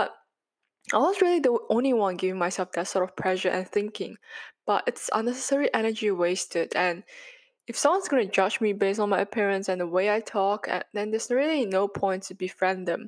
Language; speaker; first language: English; non-native, local second language; Chinese